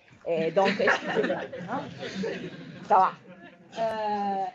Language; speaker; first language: French; non-native, fluent; Italian